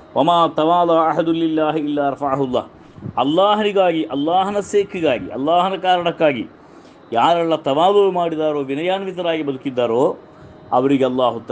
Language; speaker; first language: Kannada; non-native, local second language; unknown